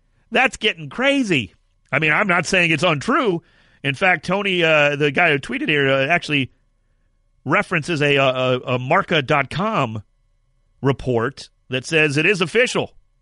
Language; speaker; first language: English; native; English